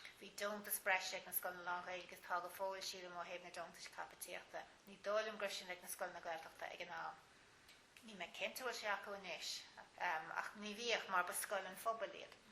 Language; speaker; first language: Irish; native; Irish